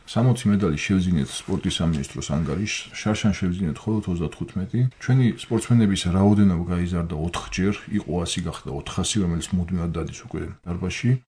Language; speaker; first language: Georgian; native; Georgian